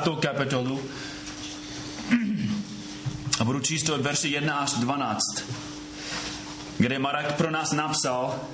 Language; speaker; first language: Czech; non-native, fluent; English